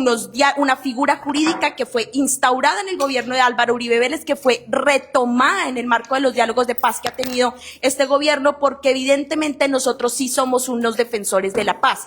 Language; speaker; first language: Spanish; native; Spanish